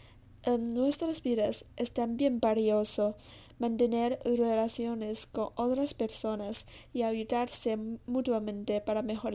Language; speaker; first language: Spanish; non-native, learner; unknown